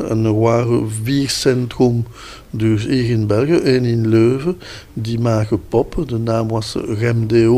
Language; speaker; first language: Dutch; non-native, local second language; French